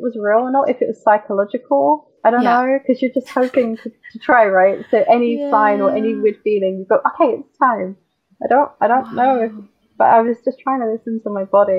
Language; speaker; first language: English; native; English